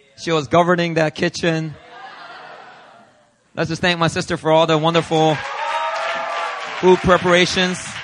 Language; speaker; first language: English; native; English